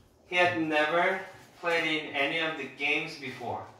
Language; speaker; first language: English; non-native, fluent; Korean